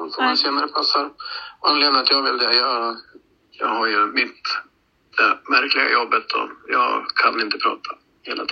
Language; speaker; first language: Swedish; native; Swedish